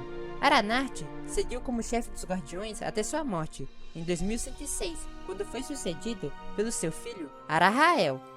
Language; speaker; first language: Portuguese; native; Portuguese